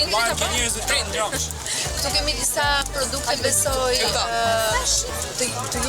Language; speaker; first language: Albanian; native; Albanian